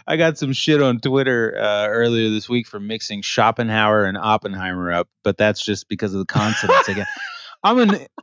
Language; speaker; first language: English; early bilingual, other home language; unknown